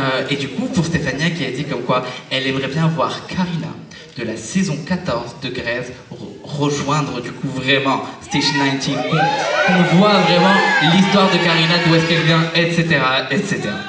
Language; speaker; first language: French; native; French